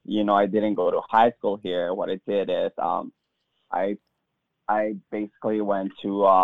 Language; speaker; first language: English; non-native, fluent; Spanish